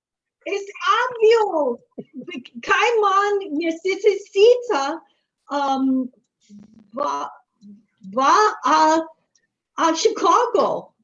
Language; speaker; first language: Spanish; non-native, learner; English